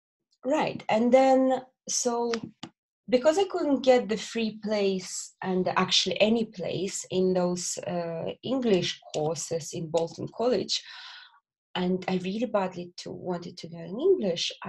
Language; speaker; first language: English; non-native, fluent; Russian